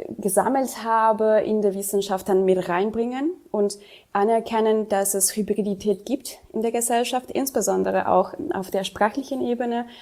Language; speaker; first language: German; non-native, fluent; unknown